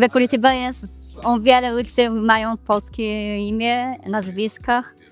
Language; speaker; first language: Polish; non-native, learner; Portuguese